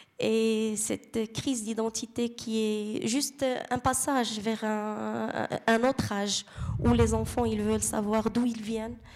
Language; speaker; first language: French; non-native, fluent; Arabic